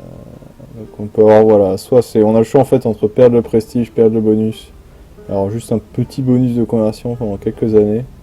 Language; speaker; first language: French; native; French